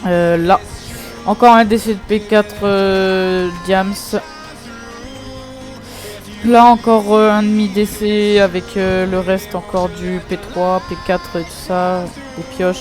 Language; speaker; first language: French; native; French